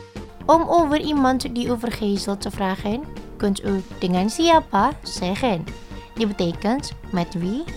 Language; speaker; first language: Dutch; non-native, learner; Indonesian